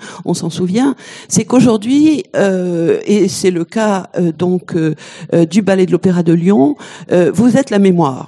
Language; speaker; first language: French; native; French